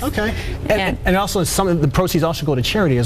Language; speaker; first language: English; native; English